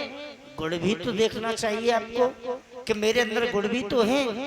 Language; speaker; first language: Hindi; native; Hindi